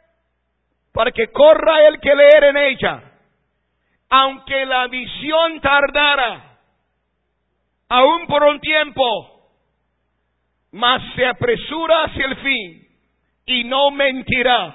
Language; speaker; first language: Spanish; non-native, fluent; English